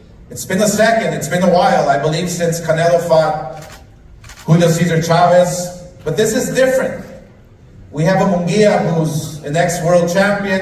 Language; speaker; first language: English; early bilingual, other home language; Spanish